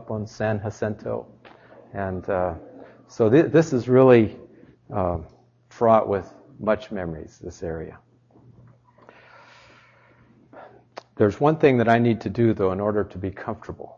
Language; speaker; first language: English; native; English